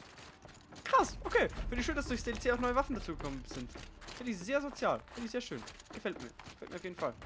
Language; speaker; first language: German; native; German